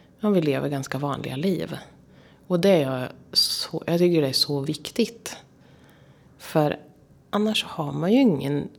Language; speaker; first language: Swedish; native; Swedish